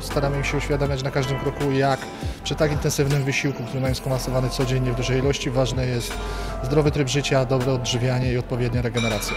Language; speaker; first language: Polish; native; Polish